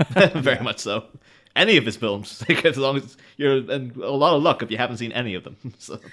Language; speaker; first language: English; native; English